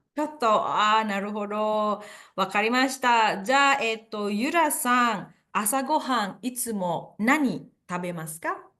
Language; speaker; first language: Japanese; non-native, fluent; Indonesian